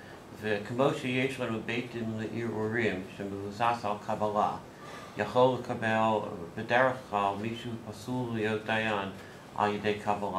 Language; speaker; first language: Hebrew; non-native, fluent; English